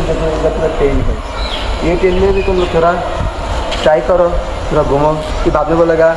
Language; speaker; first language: Hindi; non-native, learner; Bangla